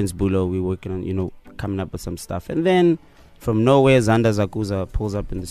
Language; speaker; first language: English; non-native, local second language; Tswana